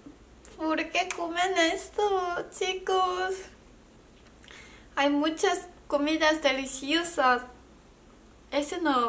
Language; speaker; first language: Spanish; non-native, learner; Korean